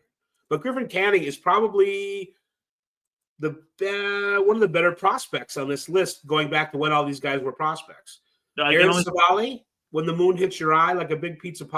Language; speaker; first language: English; native; English